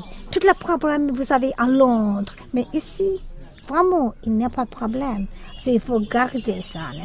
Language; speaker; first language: French; non-native, fluent; English